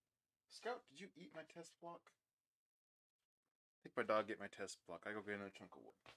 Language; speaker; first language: English; native; English